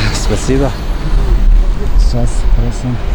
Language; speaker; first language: Russian; non-native, learner; Arabic